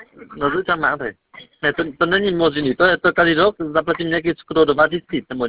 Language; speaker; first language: Czech; non-native, learner; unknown